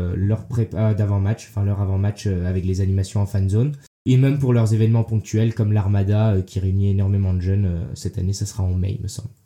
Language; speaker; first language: French; early bilingual, heritage; French